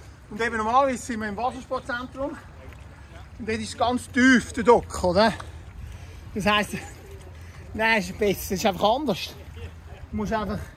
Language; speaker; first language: German; native; German